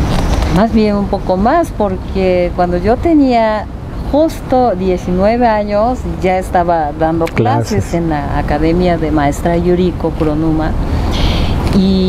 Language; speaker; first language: Spanish; non-native, fluent; Japanese